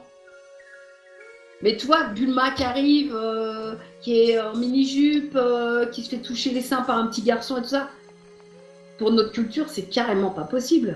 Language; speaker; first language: French; native; French